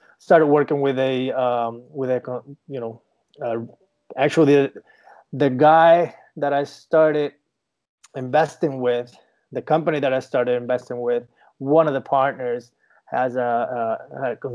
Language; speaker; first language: English; non-native, fluent; Spanish